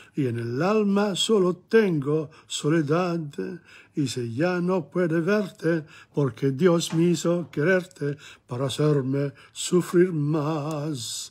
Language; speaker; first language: Spanish; non-native, learner; Italian